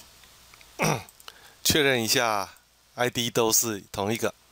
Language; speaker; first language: Chinese; native; Chinese